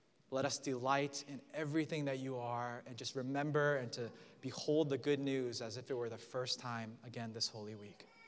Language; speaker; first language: English; early bilingual, other home language; Korean